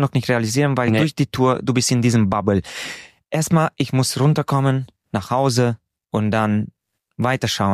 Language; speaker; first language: German; non-native, fluent; Hungarian